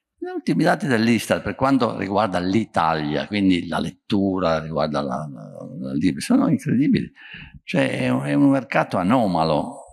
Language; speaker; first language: Italian; native; Italian